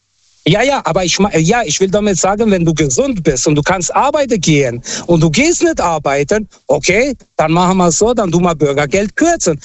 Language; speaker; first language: German; non-native, fluent; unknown